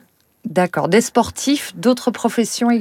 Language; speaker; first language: French; native; French